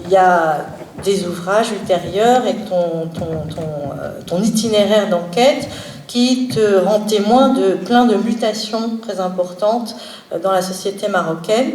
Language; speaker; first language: French; native; French